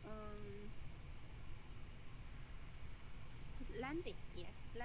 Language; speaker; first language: English; non-native, learner; Chinese